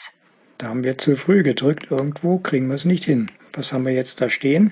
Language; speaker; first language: German; native; German